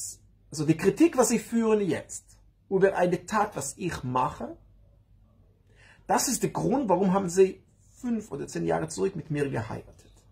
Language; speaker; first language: German; non-native, learner; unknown